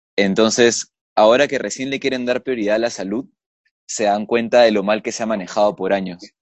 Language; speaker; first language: Spanish; native; Spanish